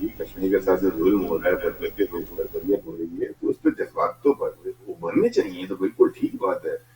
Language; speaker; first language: Urdu; native; Urdu